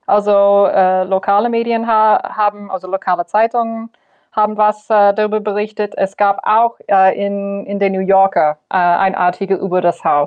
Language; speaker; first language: German; non-native, fluent; English